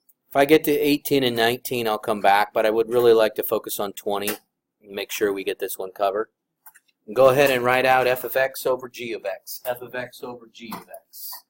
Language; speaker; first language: English; native; English